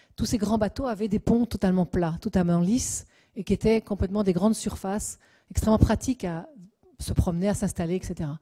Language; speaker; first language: French; native; French